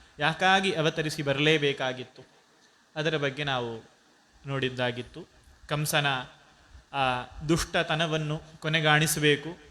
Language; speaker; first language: Kannada; non-native, local second language; Tulu